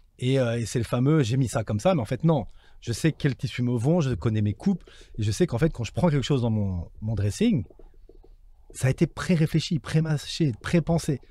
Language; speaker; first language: French; native; French